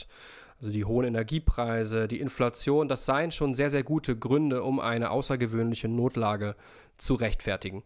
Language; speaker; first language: German; native; German